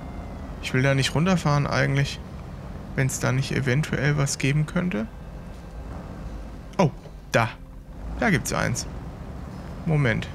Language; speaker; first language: German; native; German